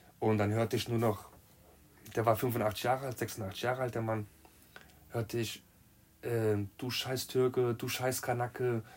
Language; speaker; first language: German; native; German